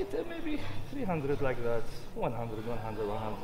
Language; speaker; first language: English; non-native, learner; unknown